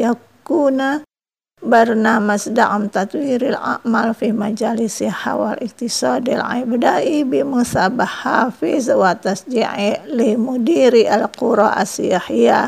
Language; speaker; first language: Arabic; non-native, learner; Indonesian